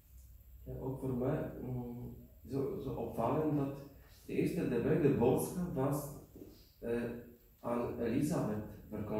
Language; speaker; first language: Dutch; non-native, learner; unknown